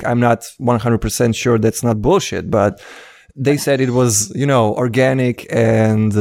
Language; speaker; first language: English; non-native, fluent; Croatian